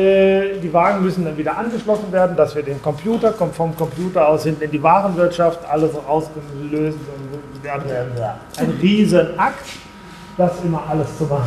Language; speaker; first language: German; native; German